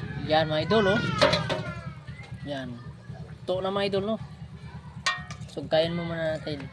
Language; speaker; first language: Filipino; non-native, local second language; Cebuano